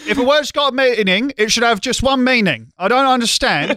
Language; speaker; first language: English; native; English